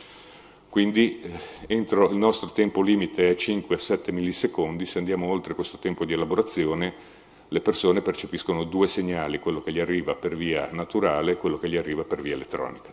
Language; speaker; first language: Italian; native; Italian